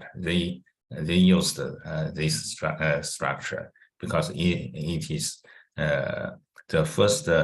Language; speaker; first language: English; non-native, fluent; Chinese